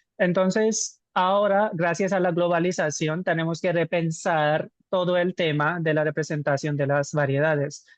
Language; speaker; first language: Spanish; non-native, fluent; Hindi